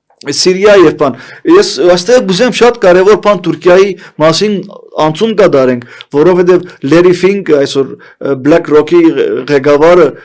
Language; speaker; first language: Armenian; early bilingual, heritage; Armenian